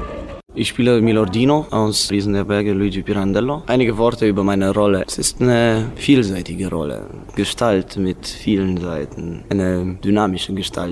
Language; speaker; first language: German; non-native, local second language; Romanian